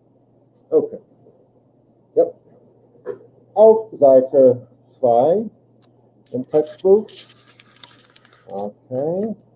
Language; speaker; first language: German; non-native, fluent; English